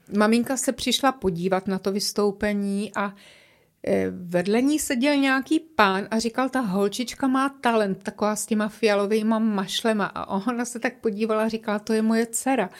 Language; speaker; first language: Czech; native; Czech